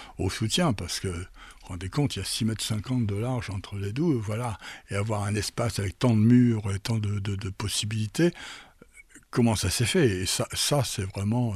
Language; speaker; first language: French; native; French